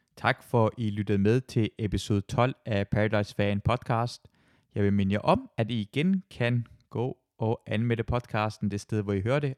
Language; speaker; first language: Danish; early bilingual, other home language; Persian